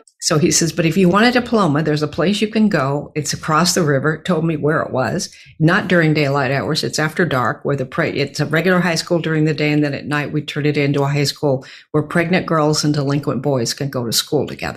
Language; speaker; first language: English; native; English